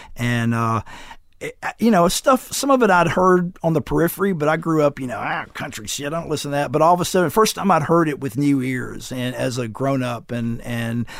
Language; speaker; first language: English; native; English